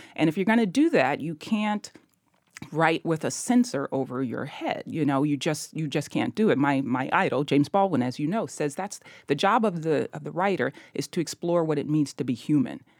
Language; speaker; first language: English; native; English